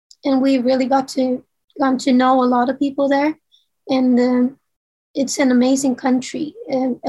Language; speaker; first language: English; non-native, fluent; Swedish